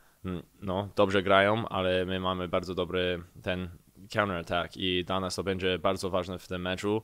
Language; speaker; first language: Polish; early bilingual, heritage; English